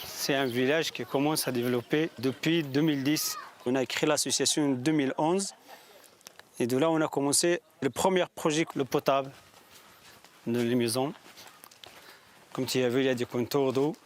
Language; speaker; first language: French; non-native, local second language; Tachelhit